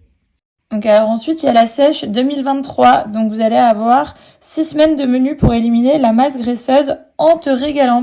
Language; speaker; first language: French; native; French